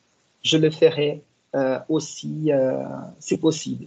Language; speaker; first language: French; non-native, fluent; Portuguese